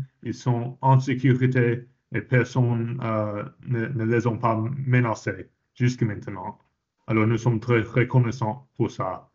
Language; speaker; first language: French; non-native, fluent; English